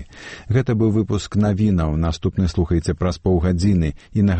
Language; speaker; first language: Belarusian; native; Belarusian